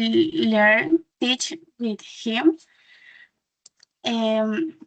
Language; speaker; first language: English; non-native, learner; Spanish